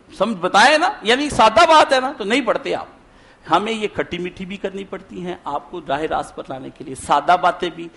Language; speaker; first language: Urdu; non-native, local second language; Punjabi